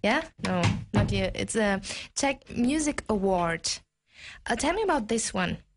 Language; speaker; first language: English; non-native, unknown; German